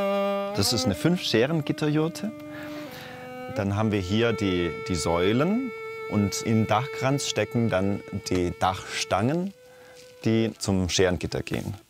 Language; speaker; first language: German; native; German